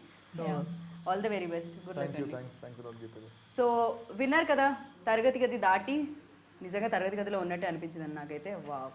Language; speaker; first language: Telugu; native; Telugu